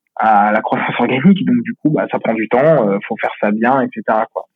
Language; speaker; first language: French; native; French